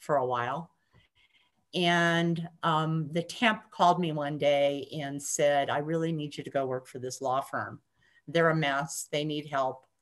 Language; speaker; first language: English; native; English